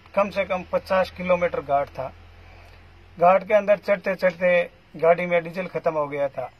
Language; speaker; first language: Hindi; native; Hindi